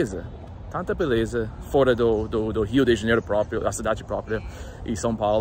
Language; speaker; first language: Portuguese; non-native, learner; English